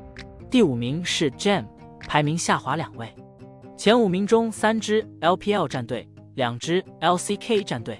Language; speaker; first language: Chinese; native; Chinese